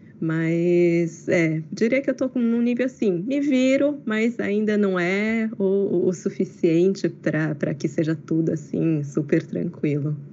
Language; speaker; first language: Portuguese; native; Portuguese